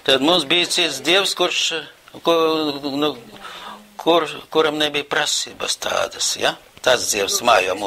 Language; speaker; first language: Latvian; non-native, local second language; Russian